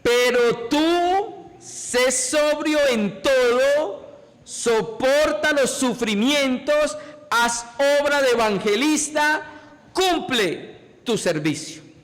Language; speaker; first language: Spanish; native; Spanish